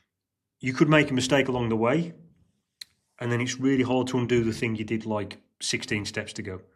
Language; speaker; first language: English; native; English